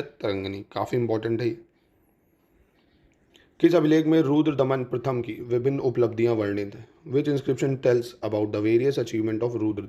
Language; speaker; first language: Hindi; native; Hindi